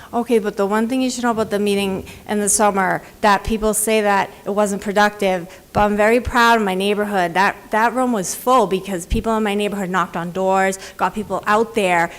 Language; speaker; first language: English; native; English